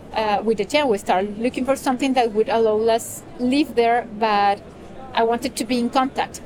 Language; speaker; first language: English; non-native, fluent; Spanish